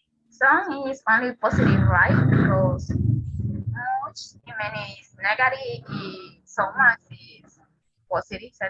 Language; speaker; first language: English; non-native, learner; Spanish